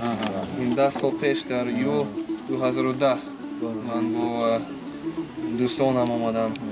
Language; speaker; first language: Persian; non-native, learner; English